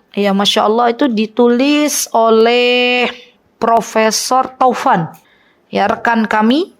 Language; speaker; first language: Indonesian; native; Indonesian